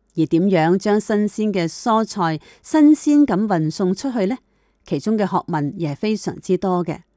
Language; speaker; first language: Chinese; native; Chinese